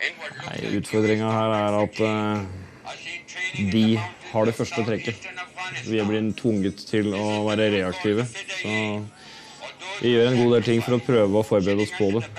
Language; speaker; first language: Norwegian; native; Norwegian